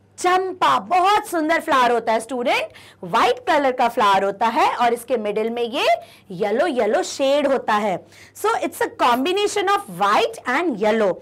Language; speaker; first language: Hindi; native; Hindi